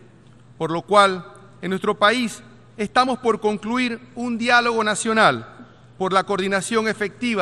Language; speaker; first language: Spanish; native; Spanish